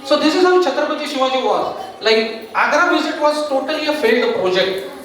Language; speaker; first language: English; non-native, local second language; Marathi